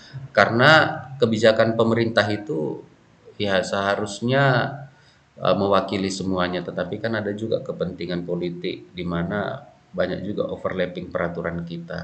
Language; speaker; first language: Indonesian; native; Indonesian